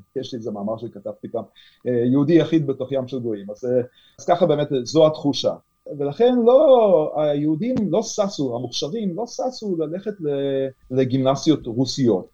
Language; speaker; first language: Hebrew; non-native, fluent; Yiddish